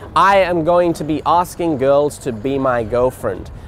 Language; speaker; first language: English; native; English